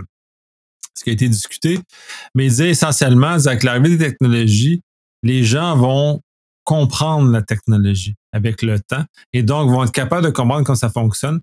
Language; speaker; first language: French; native; French